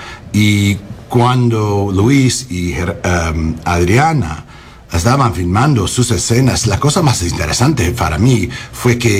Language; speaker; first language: Spanish; non-native, learner; English